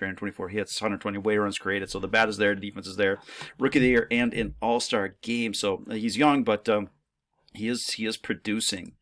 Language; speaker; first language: English; native; English